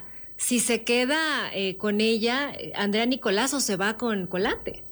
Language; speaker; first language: Spanish; native; Spanish